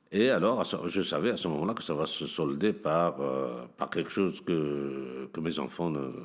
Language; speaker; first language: French; non-native, local second language; Arabic